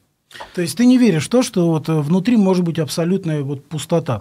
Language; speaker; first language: Russian; native; Russian